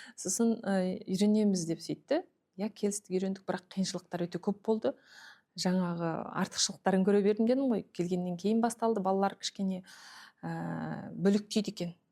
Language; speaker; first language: Kazakh; early bilingual, heritage; Kazakh